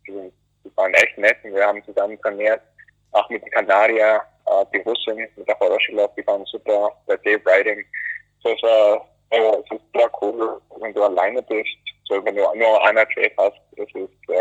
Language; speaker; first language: German; early bilingual, other home language; Greek